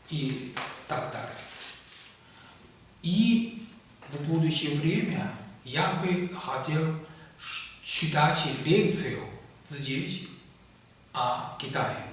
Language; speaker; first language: Russian; non-native, learner; Chinese